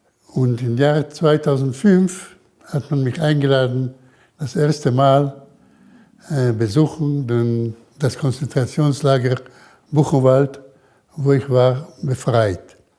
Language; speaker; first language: German; early bilingual, heritage; German